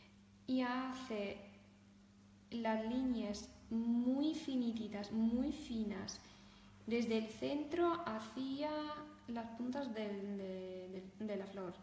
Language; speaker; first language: Spanish; non-native, fluent; Russian